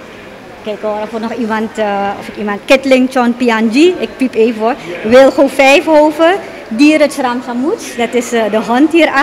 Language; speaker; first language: Dutch; native; Dutch